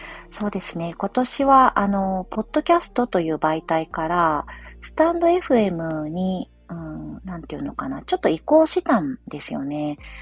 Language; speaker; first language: Japanese; native; Japanese